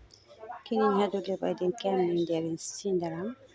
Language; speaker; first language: Arabic; native; Arabic